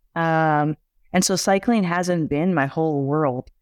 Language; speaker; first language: English; native; English